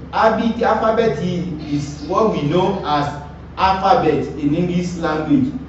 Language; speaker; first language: English; non-native, local second language; Yoruba